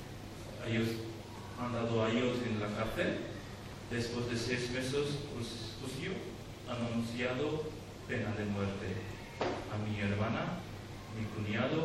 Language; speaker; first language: Spanish; non-native, learner; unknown